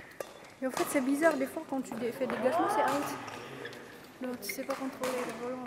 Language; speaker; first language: French; native; French